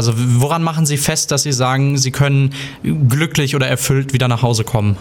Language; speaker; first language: German; native; German